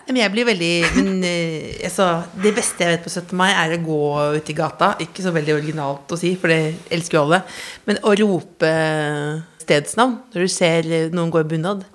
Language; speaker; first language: Norwegian; native; Norwegian